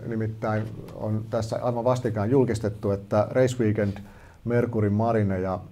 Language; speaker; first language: Finnish; native; Finnish